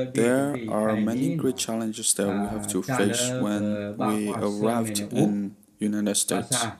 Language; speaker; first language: English; non-native, fluent; Burmese